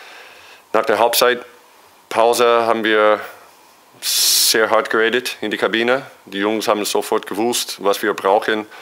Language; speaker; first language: German; non-native, fluent; English